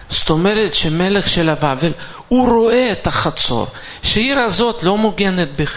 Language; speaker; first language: Hebrew; non-native, fluent; Russian